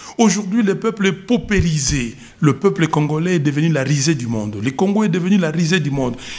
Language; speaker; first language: French; non-native, local second language; Lingala